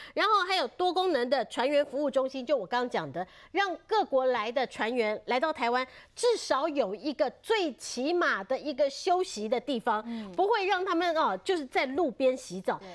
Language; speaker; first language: Chinese; native; Chinese